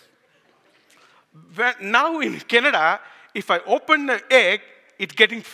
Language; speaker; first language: English; non-native, local second language; Tamil